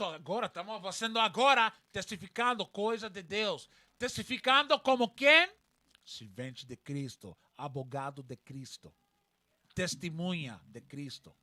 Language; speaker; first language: Portuguese; non-native, learner; Spanish